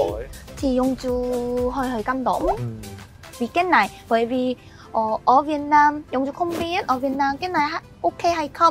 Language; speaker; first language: Vietnamese; non-native, learner; Korean